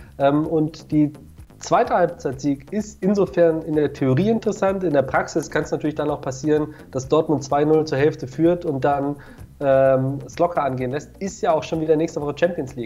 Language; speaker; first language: German; native; German